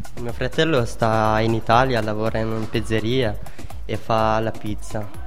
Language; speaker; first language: Italian; non-native, learner; Persian